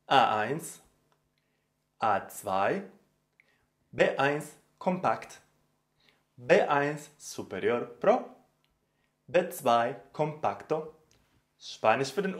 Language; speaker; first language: German; non-native, fluent; Spanish